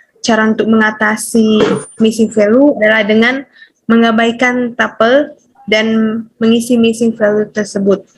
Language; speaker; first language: Indonesian; native; Indonesian